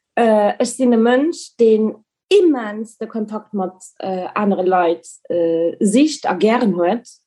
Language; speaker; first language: Luxembourgish; early bilingual, other home language; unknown